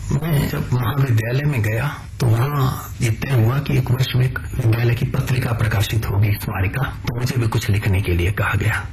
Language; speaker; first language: Hindi; non-native, local second language; Punjabi